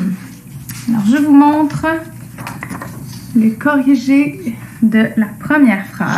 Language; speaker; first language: French; native; French